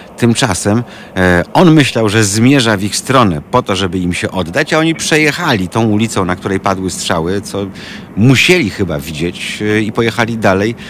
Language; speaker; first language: Polish; native; Polish